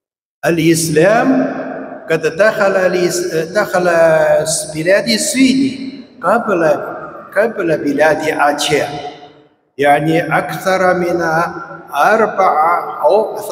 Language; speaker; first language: Arabic; non-native, fluent; Chinese